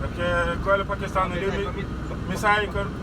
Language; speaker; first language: Italian; non-native, fluent; Wolof